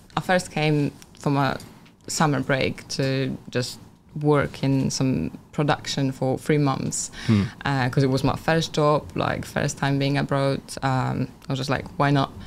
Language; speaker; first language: English; non-native, fluent; Polish